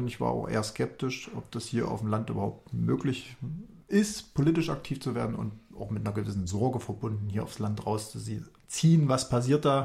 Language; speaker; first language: German; native; German